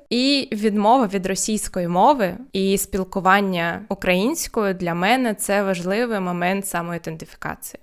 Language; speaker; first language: Ukrainian; non-native, fluent; Russian